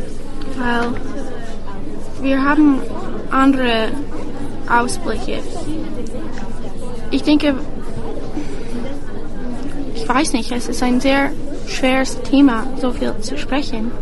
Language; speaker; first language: German; non-native, learner; English